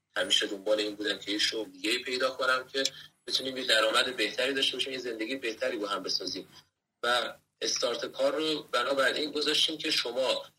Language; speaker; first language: Persian; native; Persian